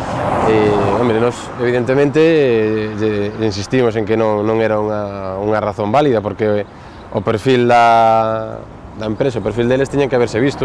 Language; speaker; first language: Spanish; non-native, local second language; Galician